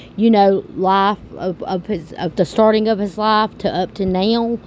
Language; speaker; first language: English; native; English